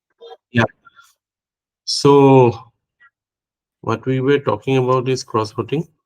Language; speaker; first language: English; non-native, local second language; Assamese